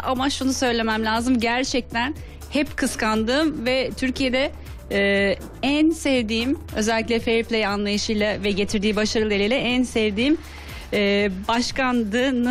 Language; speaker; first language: Turkish; native; Turkish